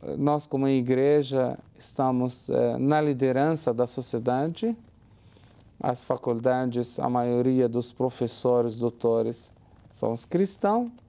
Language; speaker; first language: Portuguese; non-native, fluent; Arabic